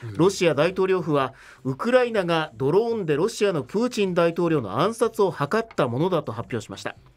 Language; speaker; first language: Japanese; native; Japanese